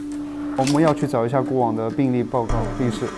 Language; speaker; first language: Chinese; native; Chinese